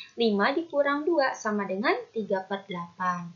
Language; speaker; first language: Indonesian; native; Indonesian